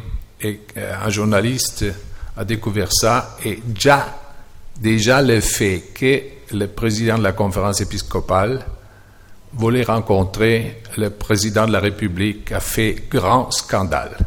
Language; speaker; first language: French; non-native, fluent; German